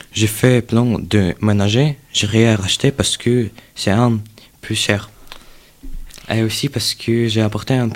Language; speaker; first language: French; non-native, learner; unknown